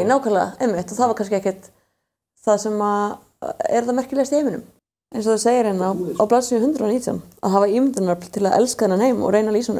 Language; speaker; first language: Icelandic; native; Icelandic